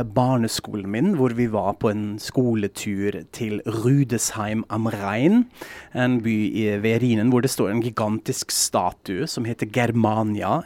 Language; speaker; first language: Norwegian; non-native, fluent; German